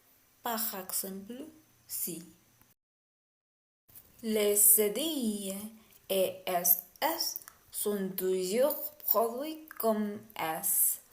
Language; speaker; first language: French; non-native, learner; Spanish